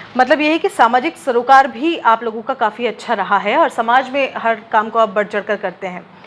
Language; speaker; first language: Hindi; native; Hindi